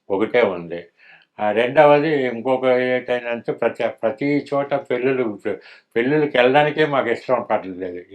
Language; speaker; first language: Telugu; early bilingual, heritage; Telugu